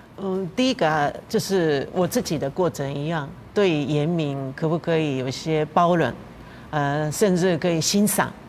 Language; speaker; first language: Chinese; non-native, fluent; Japanese